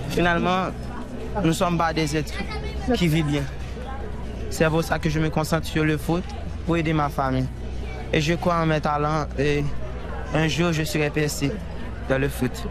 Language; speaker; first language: French; non-native, local second language; Haitian Creole